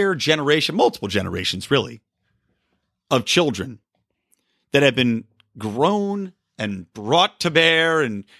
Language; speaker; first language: English; native; English